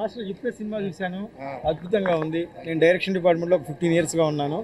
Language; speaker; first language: Telugu; native; Telugu